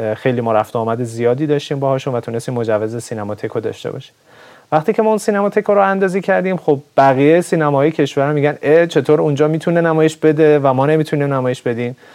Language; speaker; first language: Persian; native; Persian